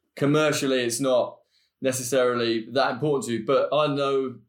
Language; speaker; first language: English; native; English